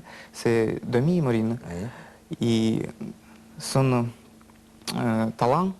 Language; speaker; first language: French; non-native, learner; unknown